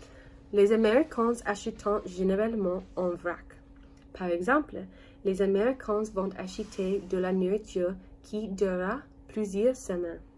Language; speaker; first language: French; non-native, learner; English